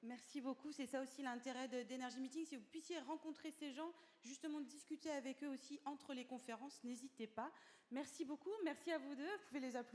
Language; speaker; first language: French; native; French